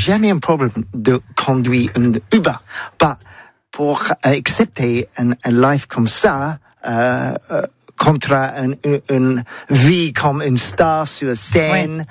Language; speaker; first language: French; non-native, learner; English